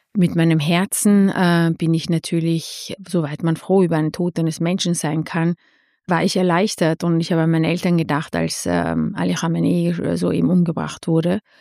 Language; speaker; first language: German; early bilingual, other home language; Armenian